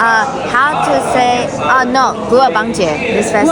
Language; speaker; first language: English; non-native, learner; Chinese